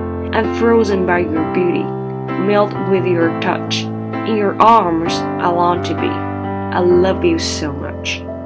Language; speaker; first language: English; non-native, fluent; Chinese